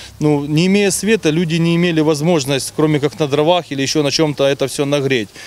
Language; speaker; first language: Russian; native; Russian